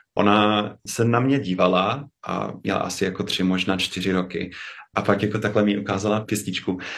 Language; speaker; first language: Czech; non-native, fluent; English